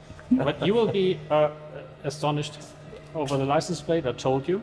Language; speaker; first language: English; non-native, fluent; German